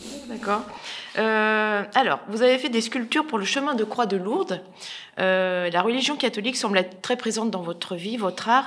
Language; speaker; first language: French; native; French